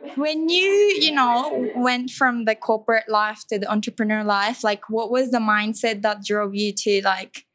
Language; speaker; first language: English; non-native, fluent; Japanese